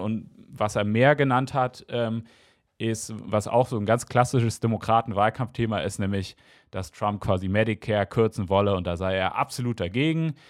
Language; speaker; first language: German; native; German